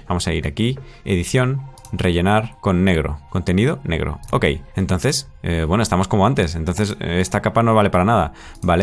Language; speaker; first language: Spanish; native; Spanish